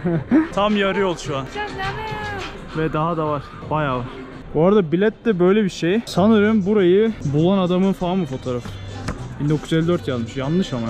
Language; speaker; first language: Turkish; native; Turkish